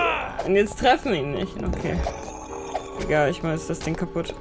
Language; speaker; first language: German; native; German